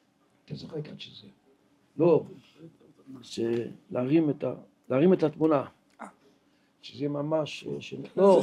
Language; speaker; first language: Hebrew; non-native, local second language; Yiddish